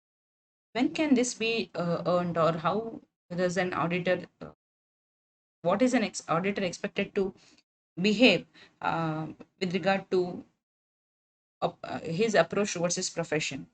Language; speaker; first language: English; non-native, local second language; Kannada